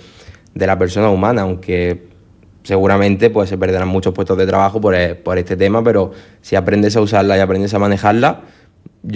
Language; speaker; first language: Spanish; native; Spanish